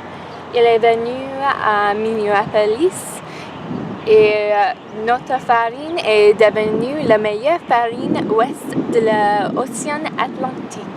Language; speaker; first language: French; non-native, learner; English